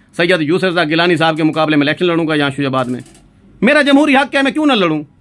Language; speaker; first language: Urdu; non-native, local second language; Saraiki